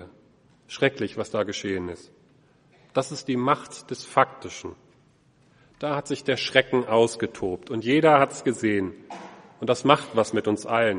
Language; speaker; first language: German; native; German